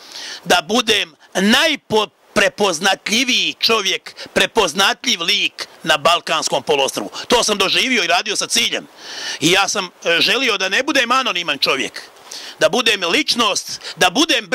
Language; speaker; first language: Croatian; native; Croatian